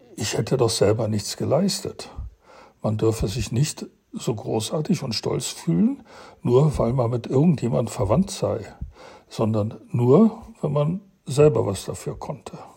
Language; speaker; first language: German; early bilingual, heritage; German